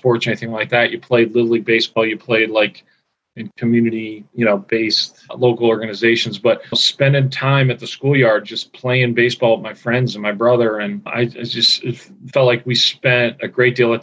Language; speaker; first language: English; native; English